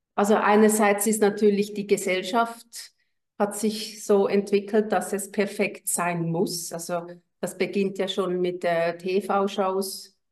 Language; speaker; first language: German; native; German